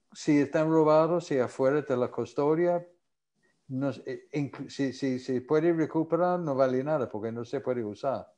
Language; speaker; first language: Spanish; non-native, fluent; English